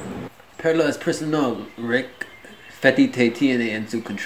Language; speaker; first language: Spanish; non-native, learner; English